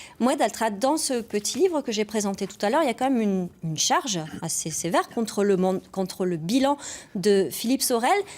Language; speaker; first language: French; native; French